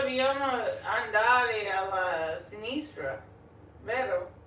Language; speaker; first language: Italian; non-native, learner; English